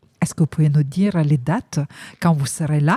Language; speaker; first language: French; native; French